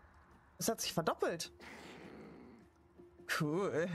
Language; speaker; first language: German; native; German